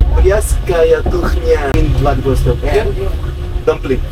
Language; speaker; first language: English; non-native, learner; Korean